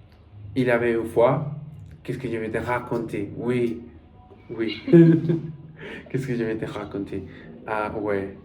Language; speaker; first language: French; non-native, learner; Spanish